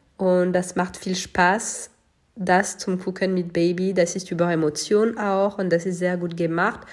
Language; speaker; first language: German; non-native, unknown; French